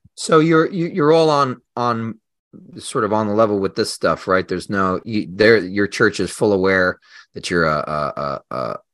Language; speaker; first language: English; native; English